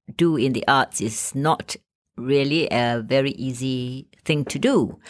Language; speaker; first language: English; non-native, local second language; Malay